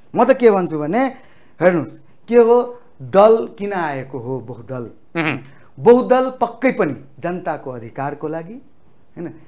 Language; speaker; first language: Nepali; non-native, local second language; Maithili